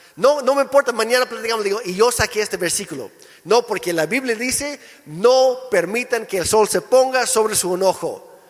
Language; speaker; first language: Spanish; non-native, fluent; English